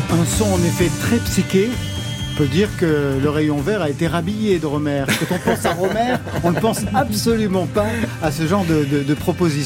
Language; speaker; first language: French; native; French